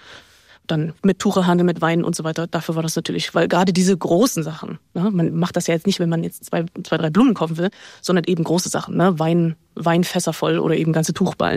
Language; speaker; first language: German; native; German